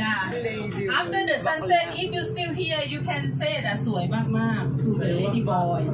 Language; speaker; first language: English; non-native, learner; Thai